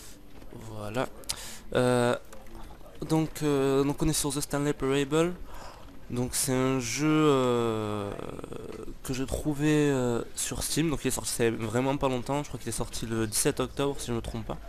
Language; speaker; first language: French; native; French